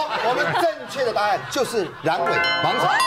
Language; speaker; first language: Chinese; native; Chinese